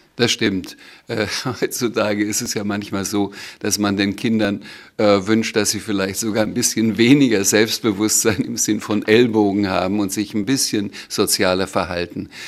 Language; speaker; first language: German; native; German